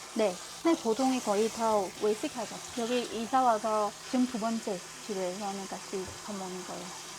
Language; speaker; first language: Korean; non-native, fluent; Vietnamese